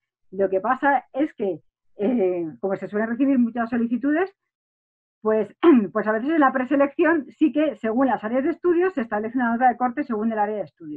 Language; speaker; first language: Spanish; native; Spanish